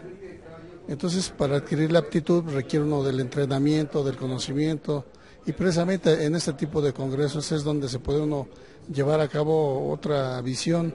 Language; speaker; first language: Spanish; native; Spanish